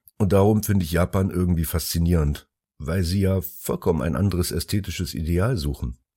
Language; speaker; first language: German; early bilingual, other home language; Finnish